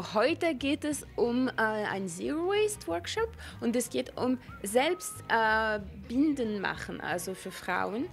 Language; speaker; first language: German; non-native, local second language; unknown